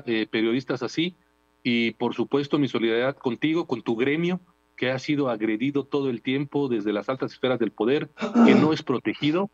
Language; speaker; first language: Spanish; native; Spanish